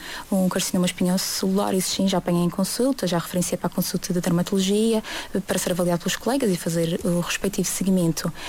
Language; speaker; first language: Portuguese; native; Portuguese